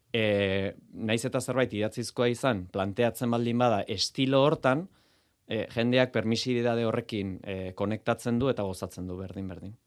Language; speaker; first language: Basque; native; Basque